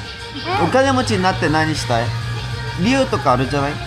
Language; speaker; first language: Japanese; non-native, learner; Korean